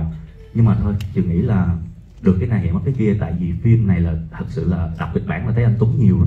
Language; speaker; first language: Vietnamese; native; Vietnamese